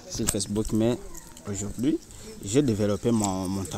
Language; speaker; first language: French; non-native, learner; Rundi